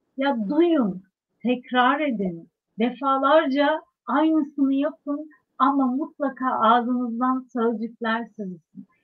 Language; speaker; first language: Turkish; native; Turkish